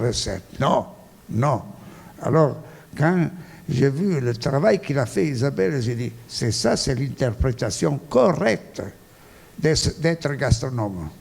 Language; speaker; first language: French; non-native, fluent; Italian